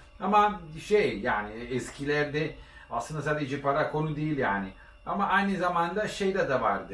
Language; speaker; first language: Turkish; non-native, learner; Italian